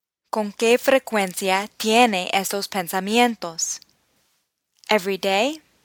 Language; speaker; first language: Spanish; non-native, fluent; English